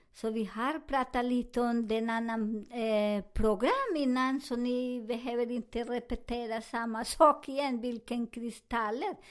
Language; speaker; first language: Swedish; non-native, learner; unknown